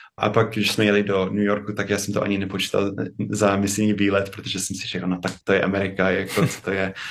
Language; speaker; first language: Czech; non-native, fluent; English